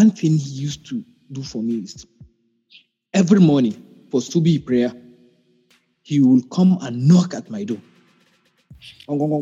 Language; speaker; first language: English; non-native, local second language; Hausa